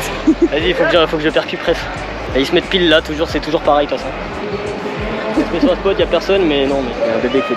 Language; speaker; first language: French; native; French